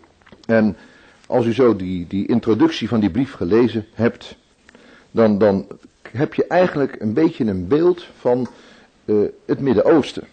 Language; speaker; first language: Dutch; native; Dutch